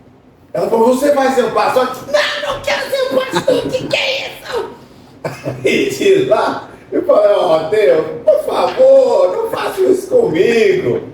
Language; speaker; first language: Portuguese; non-native, fluent; English